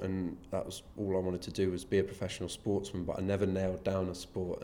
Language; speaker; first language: English; native; English